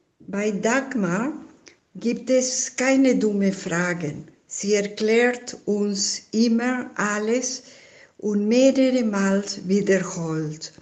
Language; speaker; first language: German; non-native, fluent; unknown